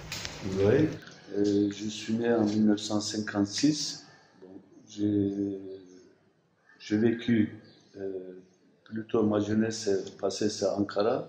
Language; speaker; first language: French; non-native, fluent; Turkish